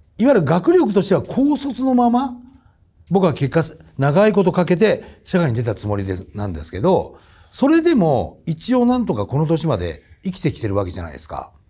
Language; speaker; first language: Japanese; native; Japanese